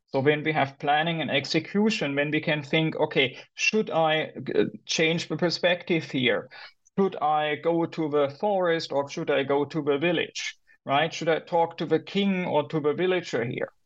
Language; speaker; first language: English; non-native, fluent; German